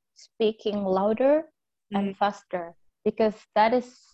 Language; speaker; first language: English; non-native, fluent; Indonesian